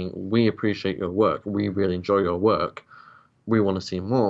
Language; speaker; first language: English; native; English